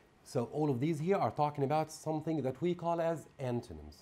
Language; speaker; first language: English; non-native, fluent; Arabic